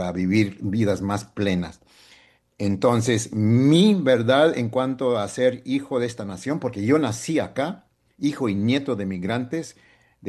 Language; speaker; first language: Spanish; early bilingual, heritage; Spanish